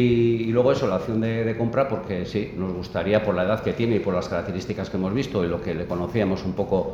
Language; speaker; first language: Spanish; native; Spanish